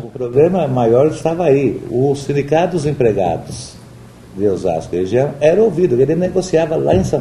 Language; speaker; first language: Portuguese; native; Portuguese